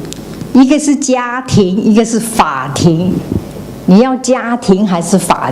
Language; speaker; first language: Chinese; native; Chinese